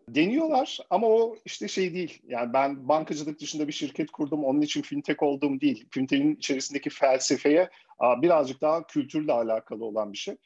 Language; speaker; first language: Turkish; early bilingual, heritage; Turkish